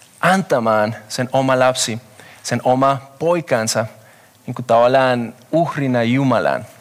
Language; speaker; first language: Finnish; non-native, fluent; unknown